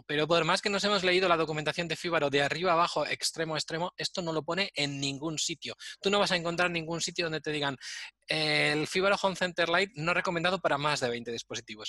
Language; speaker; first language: Spanish; native; Spanish